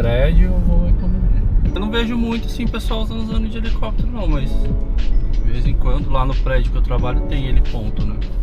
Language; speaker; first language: Portuguese; native; Portuguese